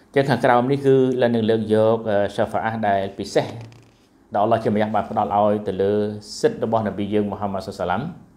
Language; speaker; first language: Khmer; non-native, local second language; Western Cham